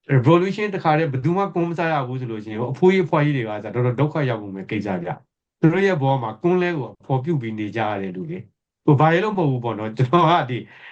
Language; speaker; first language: Burmese; native; Burmese